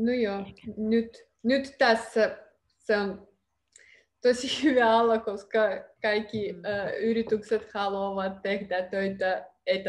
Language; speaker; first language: Finnish; non-native, learner; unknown